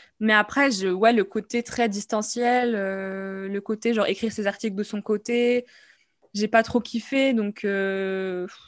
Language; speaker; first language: French; non-native, local second language; Arabic